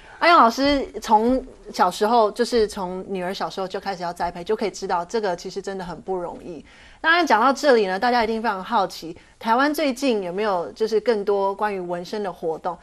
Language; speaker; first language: Chinese; native; Chinese